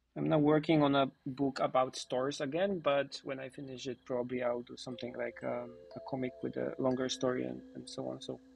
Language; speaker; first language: English; non-native, fluent; Polish